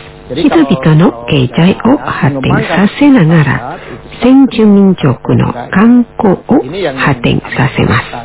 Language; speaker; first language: Japanese; non-native, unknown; Indonesian